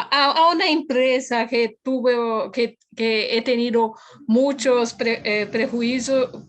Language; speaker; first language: Spanish; non-native, fluent; Portuguese